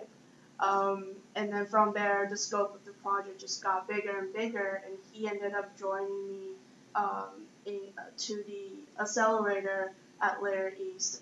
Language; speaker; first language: English; non-native, fluent; Chinese